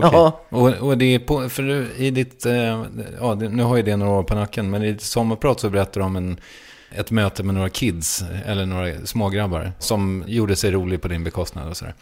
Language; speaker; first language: Swedish; native; Swedish